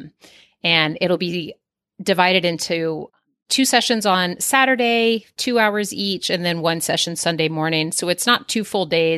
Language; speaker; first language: English; native; English